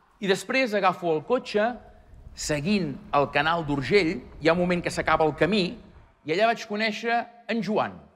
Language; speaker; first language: Catalan; native; Catalan